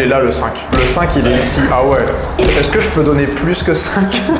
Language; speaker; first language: French; native; French